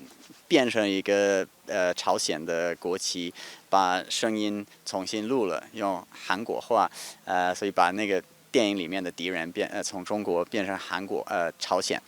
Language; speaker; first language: Chinese; non-native, fluent; English